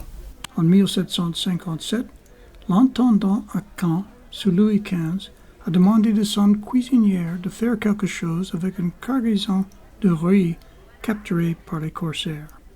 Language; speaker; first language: French; non-native, fluent; English